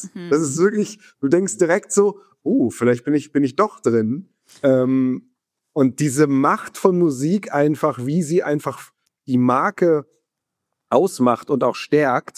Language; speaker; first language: German; native; German